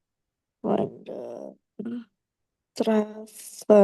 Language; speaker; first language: German; non-native, learner; Indonesian